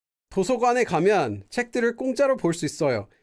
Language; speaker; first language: Korean; non-native, fluent; English